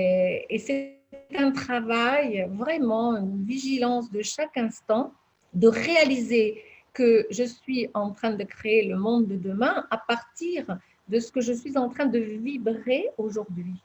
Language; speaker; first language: French; native; French